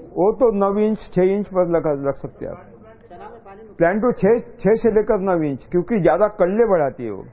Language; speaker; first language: Hindi; non-native, local second language; Marathi